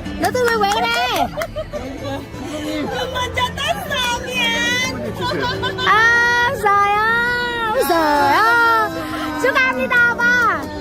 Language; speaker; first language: Korean; non-native, learner; Vietnamese